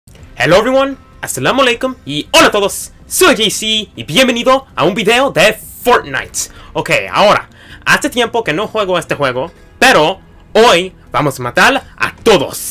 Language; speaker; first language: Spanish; early bilingual, heritage; Spanish